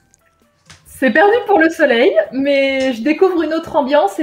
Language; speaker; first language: French; native; French